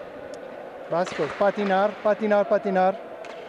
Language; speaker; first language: Spanish; non-native, fluent; English